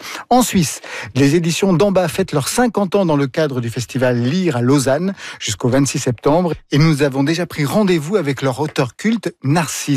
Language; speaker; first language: French; native; French